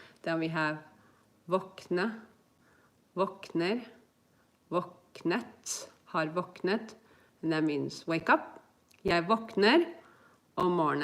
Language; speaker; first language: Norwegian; non-native, fluent; English